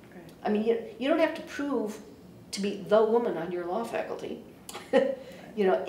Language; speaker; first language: English; native; English